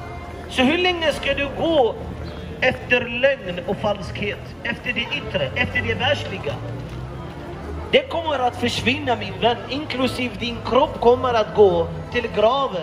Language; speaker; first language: Swedish; non-native, fluent; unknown